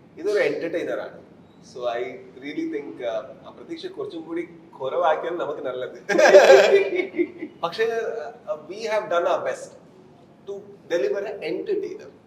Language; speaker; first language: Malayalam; non-native, learner; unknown